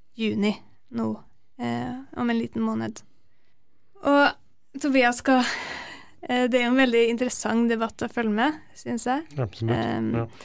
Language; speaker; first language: Norwegian; native; Norwegian